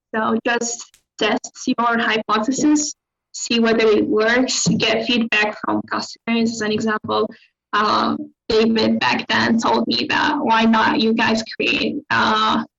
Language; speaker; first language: English; non-native, fluent; Arabic